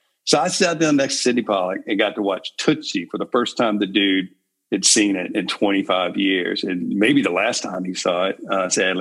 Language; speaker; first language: English; native; English